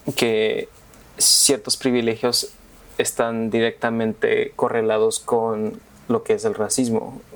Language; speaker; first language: Spanish; early bilingual, heritage; Spanish